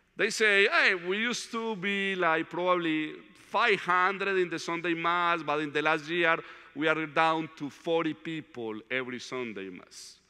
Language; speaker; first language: English; non-native, fluent; Spanish